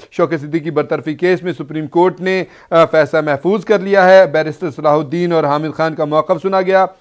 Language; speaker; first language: Urdu; native; Urdu